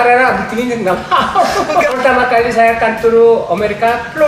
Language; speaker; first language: Indonesian; non-native, learner; Korean